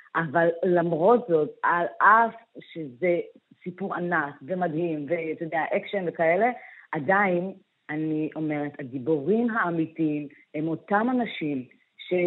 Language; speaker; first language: Hebrew; early bilingual, other home language; Amharic